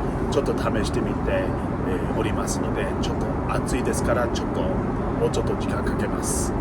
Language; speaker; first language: Japanese; non-native, learner; English